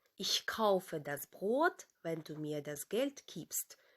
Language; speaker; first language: German; non-native, fluent; Ukrainian